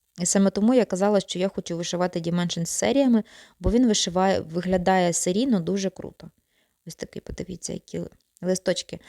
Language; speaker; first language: Ukrainian; non-native, local second language; Russian